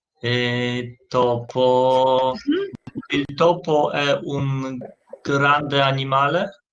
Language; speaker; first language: Italian; non-native, learner; Polish